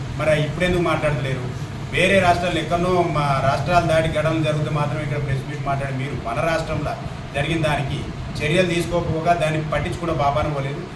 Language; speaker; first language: Telugu; native; Telugu